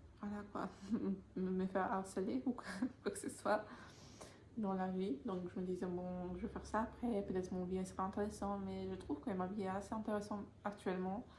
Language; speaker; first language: French; non-native, fluent; Polish